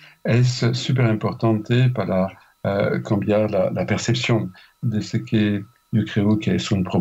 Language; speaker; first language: Spanish; non-native, fluent; French